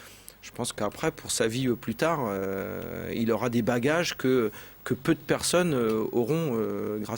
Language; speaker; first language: French; native; French